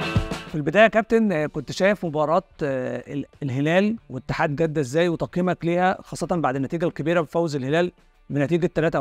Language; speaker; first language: Arabic; native; Arabic